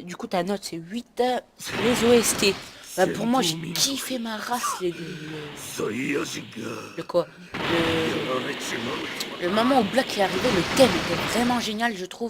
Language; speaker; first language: French; native; French